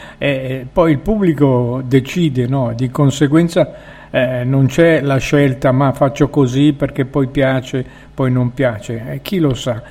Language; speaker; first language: Italian; native; Italian